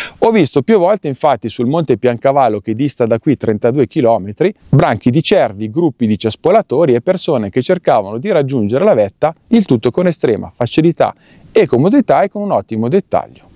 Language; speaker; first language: Italian; native; Italian